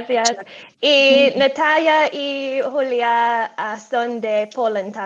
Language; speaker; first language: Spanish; non-native, fluent; English